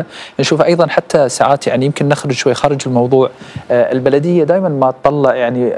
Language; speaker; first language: Arabic; native; Arabic